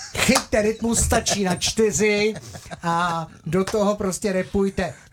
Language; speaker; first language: Czech; native; Czech